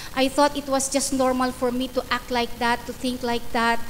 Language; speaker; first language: English; non-native, local second language; Iloko